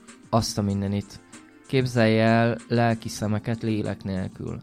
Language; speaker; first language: Hungarian; native; Hungarian